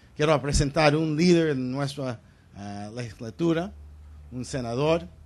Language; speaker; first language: Spanish; early bilingual, other home language; English